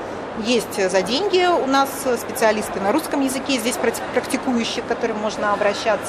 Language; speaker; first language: Russian; native; Russian